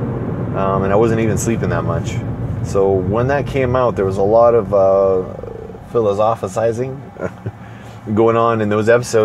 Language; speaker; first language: English; native; English